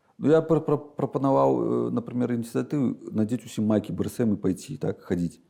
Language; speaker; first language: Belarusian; native; Belarusian